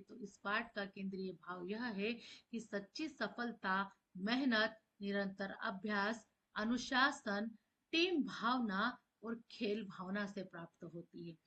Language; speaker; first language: Hindi; native; Hindi